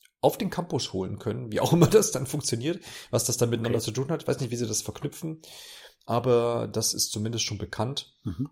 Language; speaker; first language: German; native; German